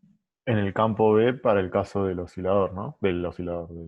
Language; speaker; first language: Spanish; native; Spanish